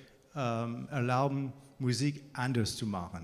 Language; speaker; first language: German; non-native, fluent; English